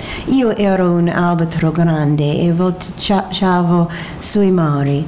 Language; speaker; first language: Italian; non-native, fluent; English